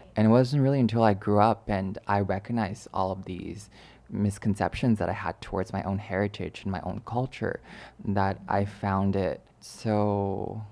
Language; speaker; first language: English; early bilingual, other home language; Chinese